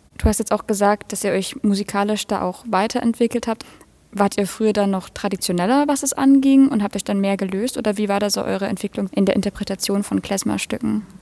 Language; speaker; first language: German; native; German